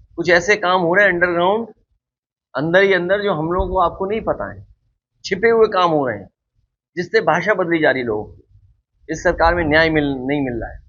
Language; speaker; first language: Hindi; native; Hindi